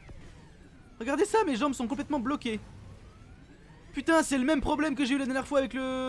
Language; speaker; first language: French; native; French